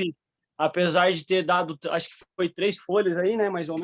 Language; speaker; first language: Portuguese; native; Portuguese